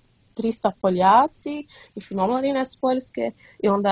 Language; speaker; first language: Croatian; early bilingual, heritage; Dutch